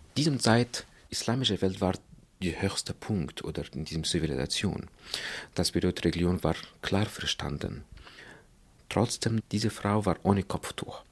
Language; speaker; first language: German; non-native, fluent; Arabic